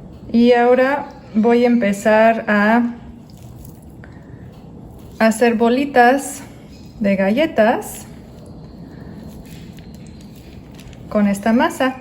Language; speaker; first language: Spanish; non-native, fluent; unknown